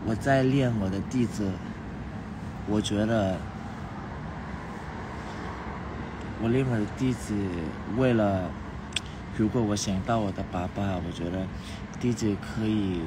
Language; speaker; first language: Chinese; non-native, learner; Thai